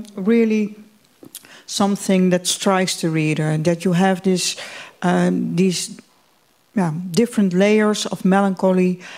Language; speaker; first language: English; non-native, fluent; Dutch